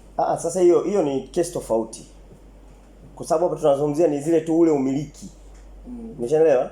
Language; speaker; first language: Swahili; native; Swahili